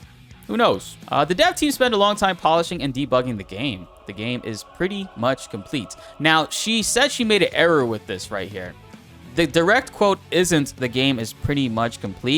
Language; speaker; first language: English; native; English